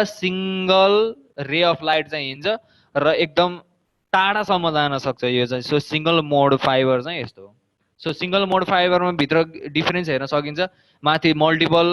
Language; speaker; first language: Nepali; native; Nepali